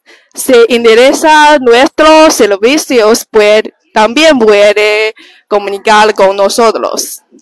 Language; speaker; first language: Spanish; non-native, learner; Chinese